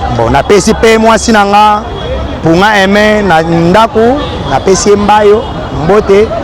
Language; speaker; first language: Lingala; native; Lingala